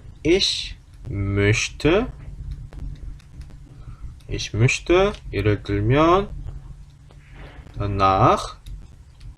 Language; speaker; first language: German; non-native, fluent; Korean